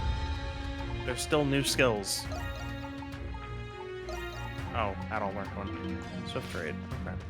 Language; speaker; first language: English; native; English